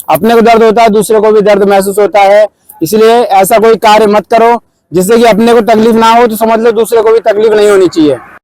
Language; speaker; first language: Hindi; native; Hindi